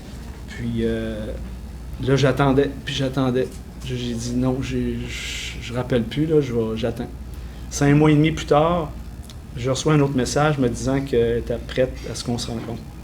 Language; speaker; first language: French; native; French